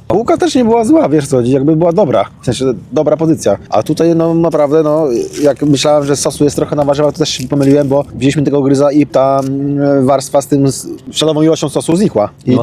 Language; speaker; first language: Polish; native; Polish